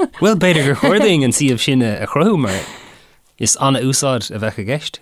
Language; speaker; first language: Irish; non-native, local second language; English